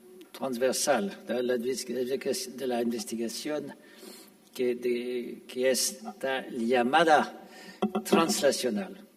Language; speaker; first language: Spanish; non-native, fluent; French